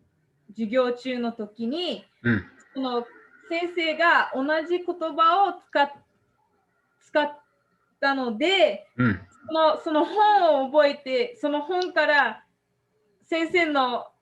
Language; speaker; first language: Japanese; non-native, fluent; English